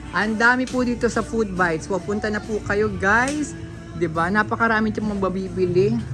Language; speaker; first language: Filipino; native; Filipino